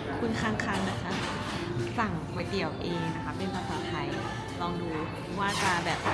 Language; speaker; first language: Thai; native; Thai